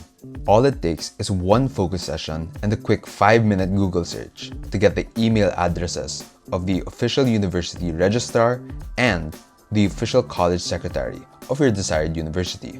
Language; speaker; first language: English; non-native, local second language; Filipino